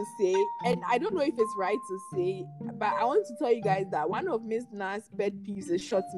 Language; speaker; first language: English; non-native, local second language; Akan